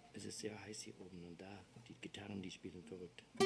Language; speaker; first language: German; non-native, fluent; English